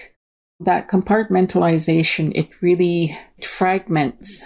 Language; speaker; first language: English; non-native, local second language; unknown